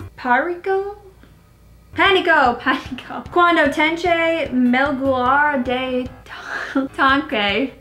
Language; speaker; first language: Portuguese; non-native, learner; English